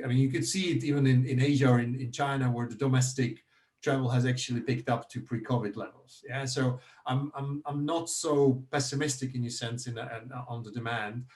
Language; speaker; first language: English; non-native, fluent; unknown